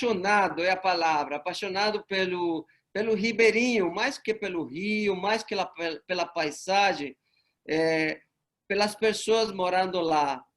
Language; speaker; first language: Portuguese; non-native, fluent; Spanish